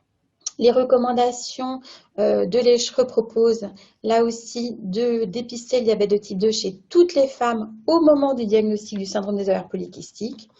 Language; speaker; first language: French; native; French